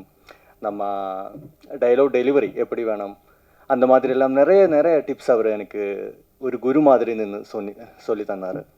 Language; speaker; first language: Tamil; non-native, learner; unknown